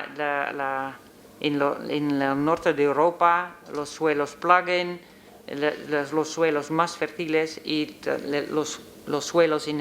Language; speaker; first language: Spanish; non-native, learner; Dutch